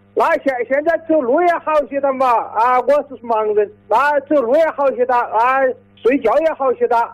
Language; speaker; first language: Chinese; native; Chinese